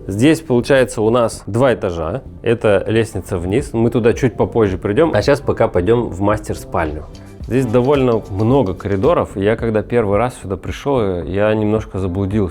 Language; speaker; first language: Russian; native; Russian